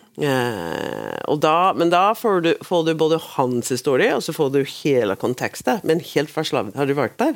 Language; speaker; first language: Norwegian; non-native, fluent; English